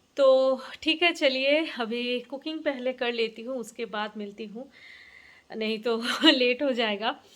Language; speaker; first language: Hindi; non-native, local second language; Bangla